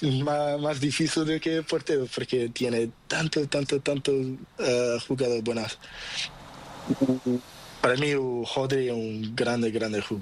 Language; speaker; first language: Spanish; non-native, learner; Portuguese